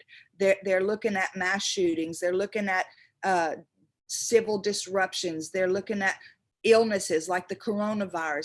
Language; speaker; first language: English; native; English